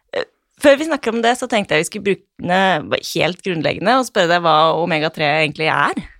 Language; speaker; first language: Norwegian; native; Norwegian